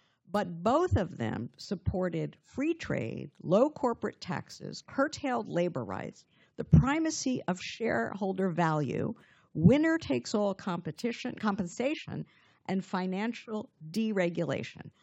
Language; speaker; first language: English; native; English